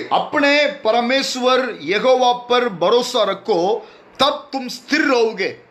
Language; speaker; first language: Hindi; non-native, local second language; Tamil